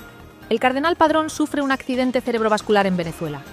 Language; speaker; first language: Spanish; native; Spanish